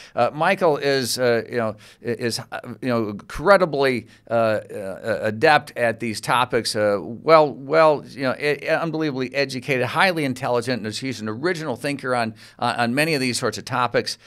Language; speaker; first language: English; native; English